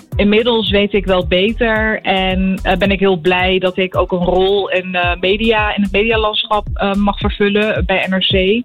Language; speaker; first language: Dutch; early bilingual, other home language; Arabic